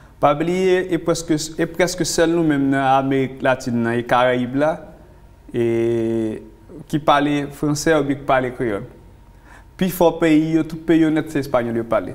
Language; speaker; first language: French; non-native, local second language; Haitian Creole